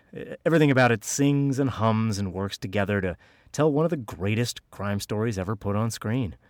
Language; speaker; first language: English; native; English